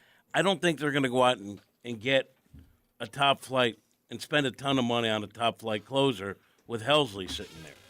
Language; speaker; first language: English; native; English